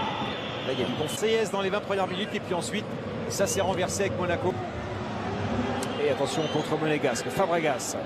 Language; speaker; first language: French; native; French